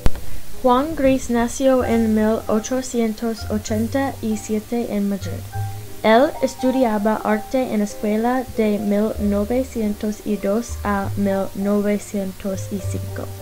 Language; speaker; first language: Spanish; non-native, learner; English